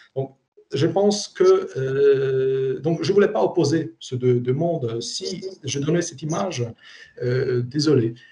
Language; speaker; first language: French; non-native, fluent; Polish